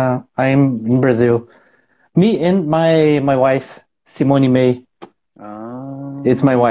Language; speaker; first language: English; non-native, learner; Portuguese